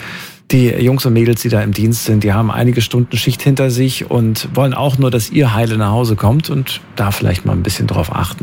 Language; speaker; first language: German; native; German